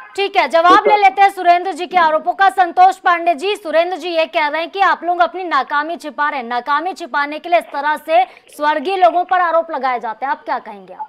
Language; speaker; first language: Hindi; native; Hindi